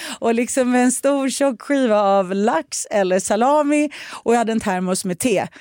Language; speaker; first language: Swedish; early bilingual, other home language; Russian